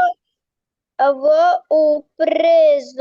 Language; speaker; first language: French; non-native, learner; Arabic